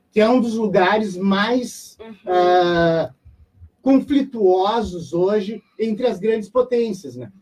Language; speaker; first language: Portuguese; native; Portuguese